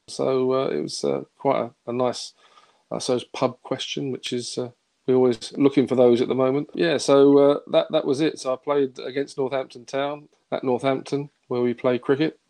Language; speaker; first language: English; native; English